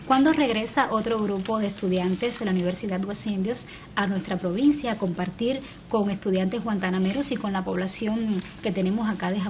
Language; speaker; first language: Spanish; native; Spanish